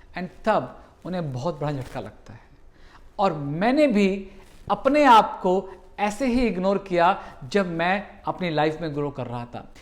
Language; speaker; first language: Hindi; native; Hindi